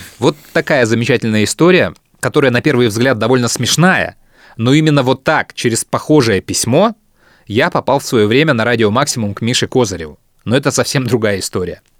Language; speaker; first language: Russian; native; Russian